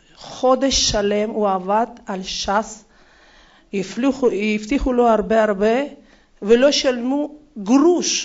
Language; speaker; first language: Hebrew; non-native, fluent; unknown